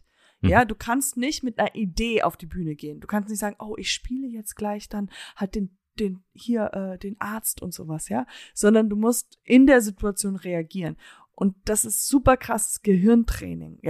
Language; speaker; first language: German; early bilingual, heritage; German